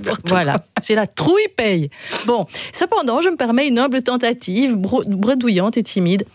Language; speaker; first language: French; native; French